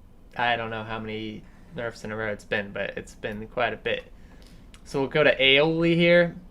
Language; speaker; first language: English; native; English